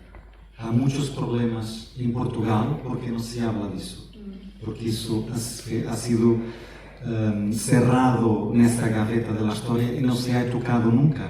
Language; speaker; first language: Spanish; non-native, fluent; Portuguese